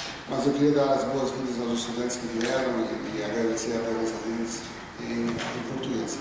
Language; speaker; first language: Portuguese; native; Portuguese